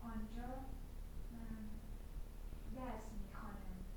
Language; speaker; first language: Persian; non-native, learner; Russian